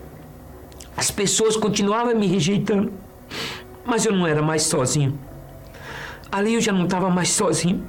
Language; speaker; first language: Portuguese; native; Portuguese